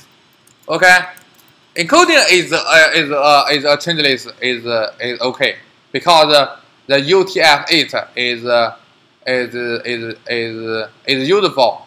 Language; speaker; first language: English; non-native, learner; Chinese